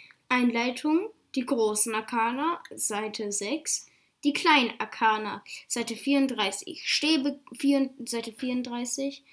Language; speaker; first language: German; native; German